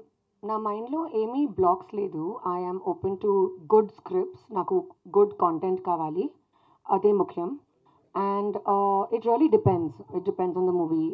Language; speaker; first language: Telugu; non-native, fluent; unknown